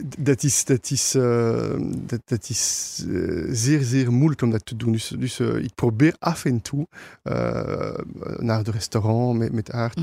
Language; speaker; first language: Dutch; non-native, local second language; French